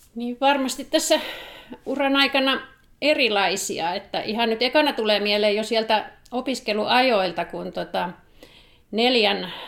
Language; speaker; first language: Finnish; native; Finnish